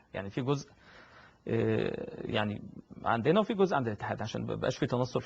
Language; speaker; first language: Arabic; native; Arabic